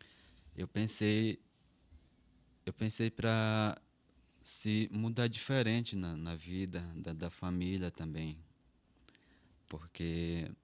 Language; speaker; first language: Portuguese; non-native, local second language; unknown